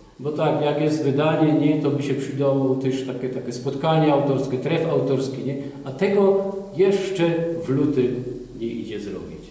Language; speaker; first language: Polish; native; Polish